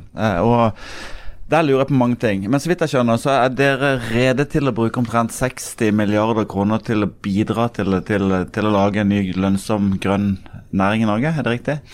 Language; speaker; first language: Norwegian; native; Norwegian